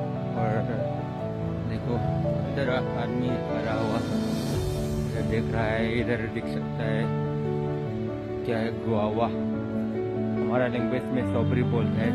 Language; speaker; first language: Hindi; non-native, local second language; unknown